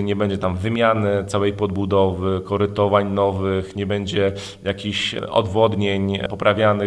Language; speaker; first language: Polish; native; Polish